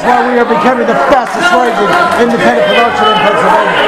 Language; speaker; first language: English; native; English